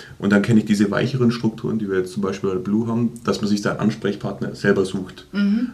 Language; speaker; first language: German; native; German